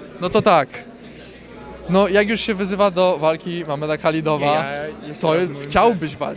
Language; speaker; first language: Polish; native; Polish